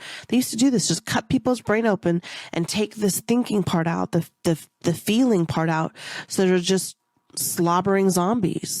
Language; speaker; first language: English; native; English